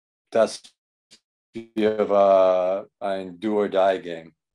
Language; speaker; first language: German; non-native, learner; English